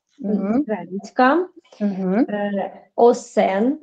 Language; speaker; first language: Swedish; non-native, learner; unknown